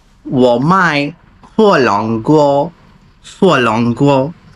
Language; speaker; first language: Chinese; non-native, learner; Bangla